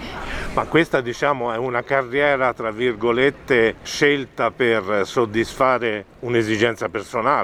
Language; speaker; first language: Italian; native; Italian